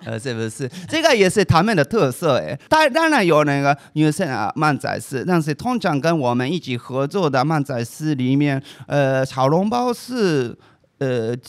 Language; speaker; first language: Chinese; non-native, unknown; Japanese